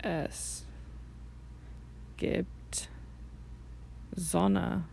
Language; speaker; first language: German; non-native, fluent; English